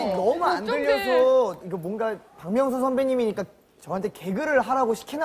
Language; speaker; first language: Korean; native; Korean